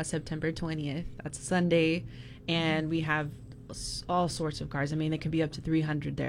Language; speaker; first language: English; native; English